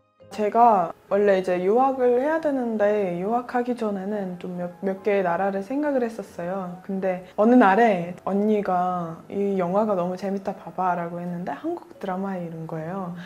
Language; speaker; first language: Korean; non-native, fluent; Russian